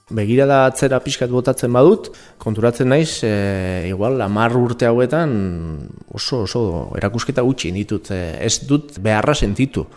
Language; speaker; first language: Basque; non-native, local second language; Spanish